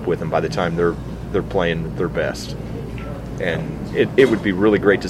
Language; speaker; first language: English; native; English